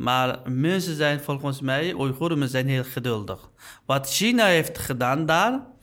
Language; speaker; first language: Dutch; non-native, learner; Uyghur